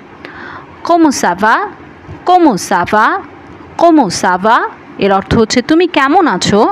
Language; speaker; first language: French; non-native, learner; Bangla